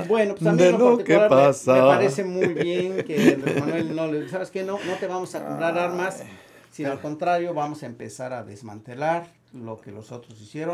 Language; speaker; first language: Spanish; native; Spanish